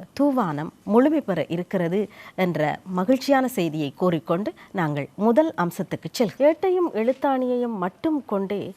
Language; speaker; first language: Tamil; native; Tamil